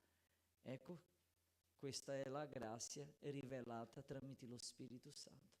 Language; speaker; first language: Italian; non-native, fluent; Portuguese